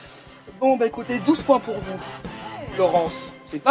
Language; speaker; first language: French; native; French